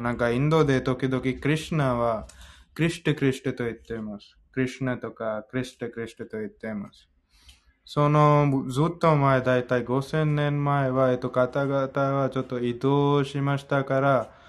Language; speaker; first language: Japanese; non-native, fluent; Hindi